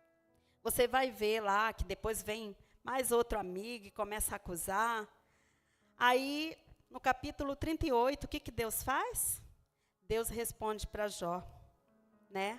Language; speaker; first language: Portuguese; native; Portuguese